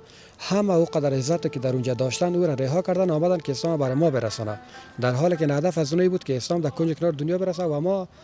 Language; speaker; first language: Persian; native; Persian